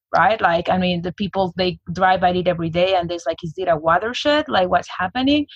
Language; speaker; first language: English; non-native, fluent; Spanish